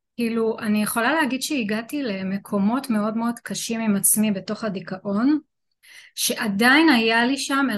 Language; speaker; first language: Hebrew; native; Hebrew